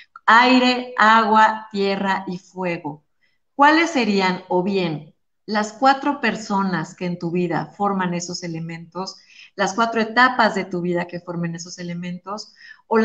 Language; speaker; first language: Spanish; native; Spanish